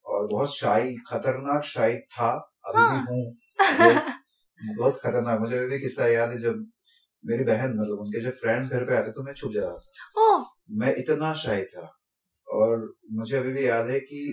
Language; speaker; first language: Hindi; non-native, local second language; Assamese